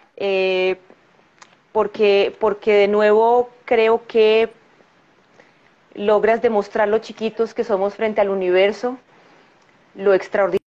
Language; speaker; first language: Spanish; native; Spanish